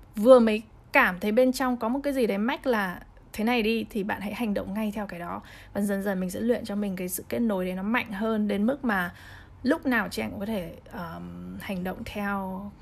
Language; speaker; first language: Vietnamese; early bilingual, heritage; Vietnamese